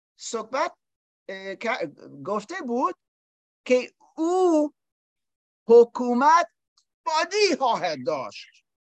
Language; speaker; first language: Persian; non-native, learner; English